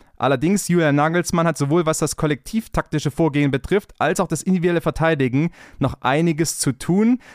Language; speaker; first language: German; native; German